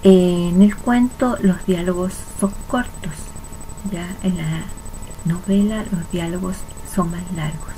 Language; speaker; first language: Spanish; native; Spanish